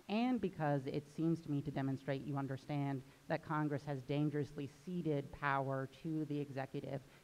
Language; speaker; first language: English; native; English